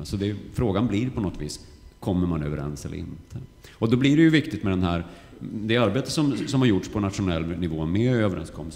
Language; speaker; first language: Swedish; native; Swedish